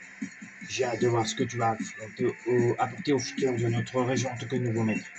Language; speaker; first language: French; native; French